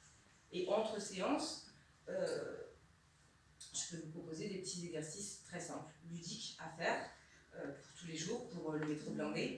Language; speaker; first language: French; native; French